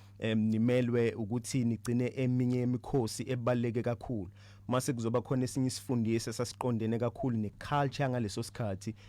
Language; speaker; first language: Zulu; native; Zulu